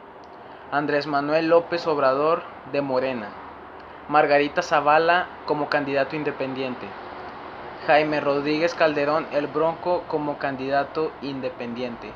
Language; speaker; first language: Spanish; native; Spanish